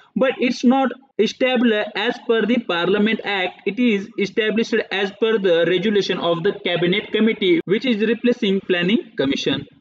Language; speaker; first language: English; non-native, local second language; Marathi